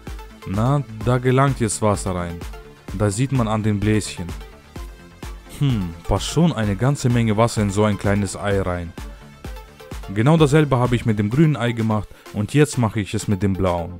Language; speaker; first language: German; native; German